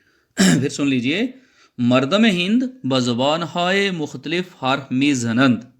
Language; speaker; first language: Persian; non-native, fluent; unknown